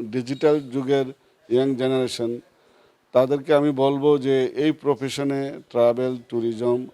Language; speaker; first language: Bangla; native; Bangla